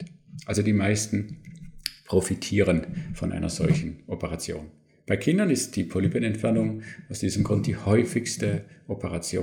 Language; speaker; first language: German; native; German